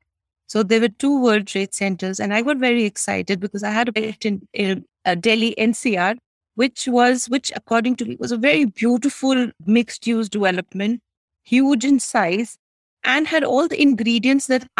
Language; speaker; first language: English; non-native, local second language; Kashmiri